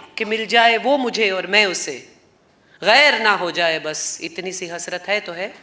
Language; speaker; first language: Hindi; non-native, local second language; Gujarati